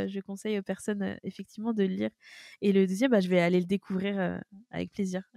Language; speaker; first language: French; native; French